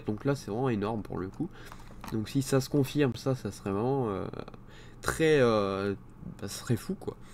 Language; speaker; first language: French; native; French